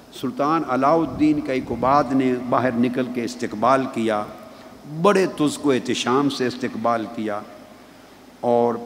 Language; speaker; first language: Urdu; non-native, local second language; Punjabi